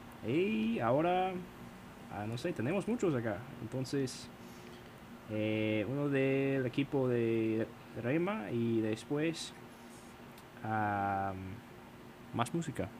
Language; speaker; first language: Spanish; non-native, learner; English